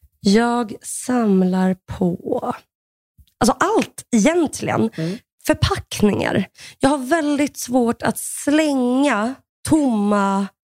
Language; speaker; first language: Swedish; early bilingual, other home language; Russian